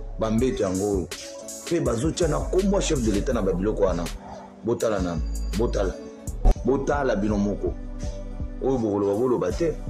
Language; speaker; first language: Lingala; non-native, local second language; Luba-Lulua